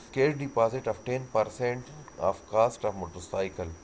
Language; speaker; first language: English; non-native, local second language; Urdu